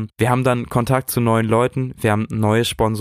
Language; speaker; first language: German; native; German